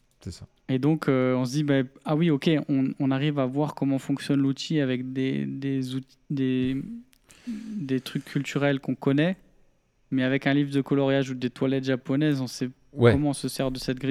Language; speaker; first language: French; native; French